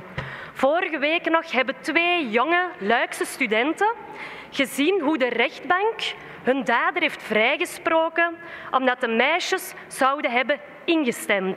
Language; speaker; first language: Dutch; native; Dutch